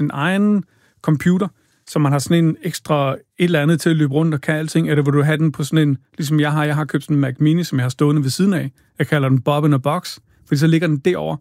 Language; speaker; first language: Danish; native; Danish